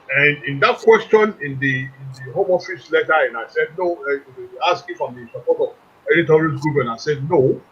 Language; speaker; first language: English; non-native, local second language; Yoruba